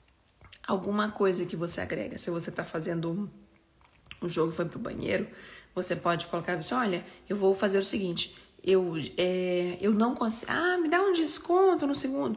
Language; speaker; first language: Portuguese; native; Portuguese